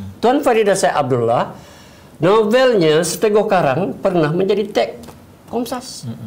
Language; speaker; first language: Malay; native; Malay